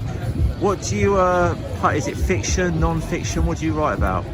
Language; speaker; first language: English; native; English